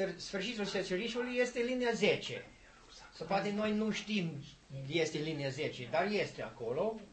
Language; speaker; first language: Romanian; non-native, learner; English